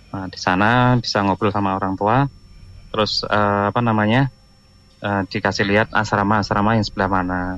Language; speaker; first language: Indonesian; native; Indonesian